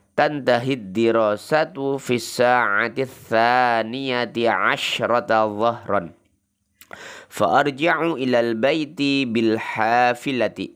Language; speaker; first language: Arabic; non-native, learner; Indonesian